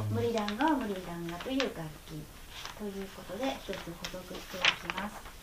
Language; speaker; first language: Japanese; native; Japanese